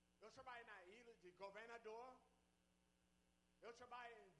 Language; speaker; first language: Portuguese; non-native, learner; English